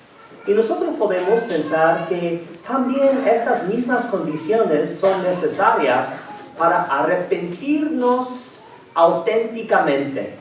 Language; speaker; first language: Spanish; non-native, fluent; English